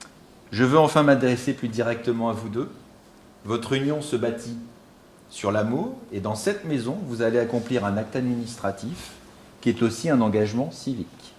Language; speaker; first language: French; native; French